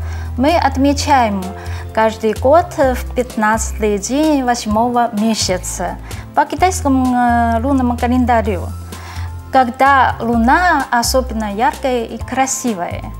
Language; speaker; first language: Russian; non-native, fluent; Chinese